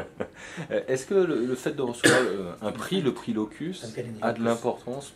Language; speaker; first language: French; native; French